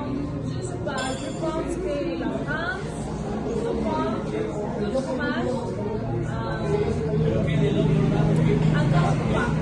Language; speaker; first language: French; non-native, learner; Spanish